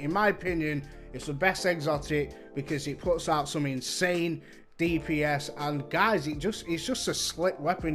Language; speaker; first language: English; native; English